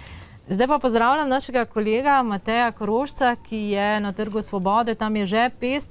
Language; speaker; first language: Slovenian; native; Slovenian